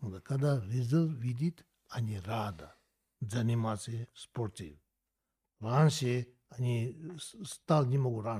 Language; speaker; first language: Russian; non-native, learner; Tibetan